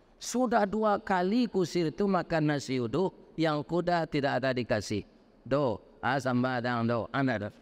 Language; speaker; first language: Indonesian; non-native, local second language; Minangkabau